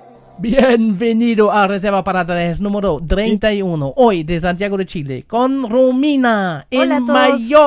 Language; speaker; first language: Spanish; non-native, learner; German